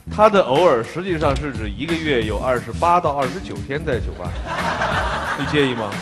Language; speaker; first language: Chinese; native; Chinese